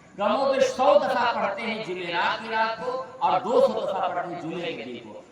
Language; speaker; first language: Urdu; native; Urdu